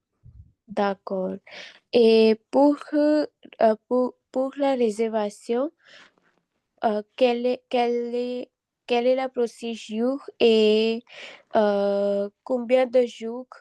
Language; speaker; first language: French; non-native, learner; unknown